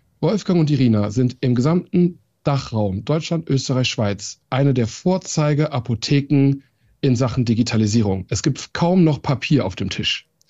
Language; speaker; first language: German; early bilingual, other home language; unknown